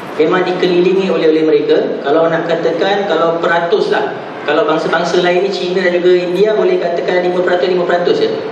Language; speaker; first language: Malay; non-native, local second language; Tamil